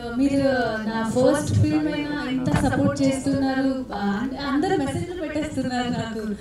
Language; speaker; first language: Telugu; non-native, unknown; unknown